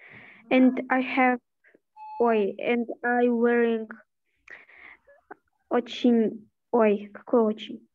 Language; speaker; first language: English; non-native, learner; Russian